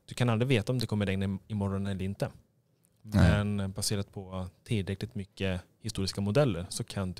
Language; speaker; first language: Swedish; native; Swedish